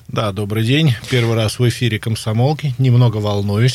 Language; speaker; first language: Russian; native; Russian